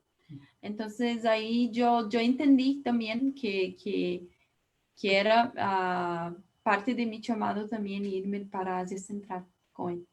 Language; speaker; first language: Spanish; non-native, learner; Portuguese